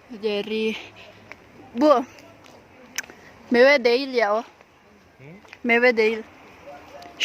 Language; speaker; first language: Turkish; non-native, learner; Indonesian